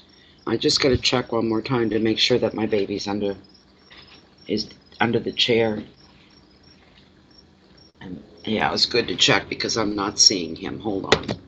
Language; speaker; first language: English; native; English